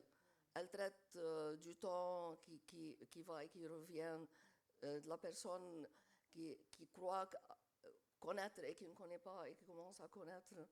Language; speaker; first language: French; non-native, fluent; Arabic